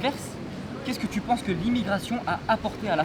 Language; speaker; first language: French; native; French